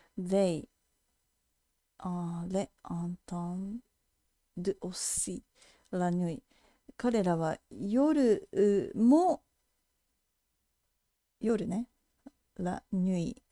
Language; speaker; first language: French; non-native, learner; Japanese